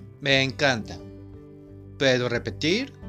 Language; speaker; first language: Spanish; non-native, fluent; Japanese